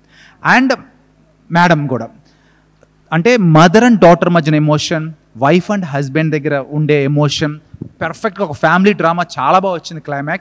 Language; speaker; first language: Telugu; native; Telugu